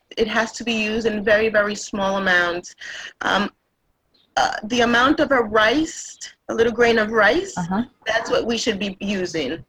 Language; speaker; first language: English; non-native, fluent; Spanish